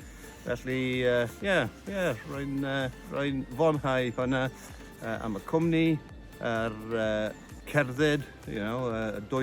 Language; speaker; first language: Welsh; non-native, learner; English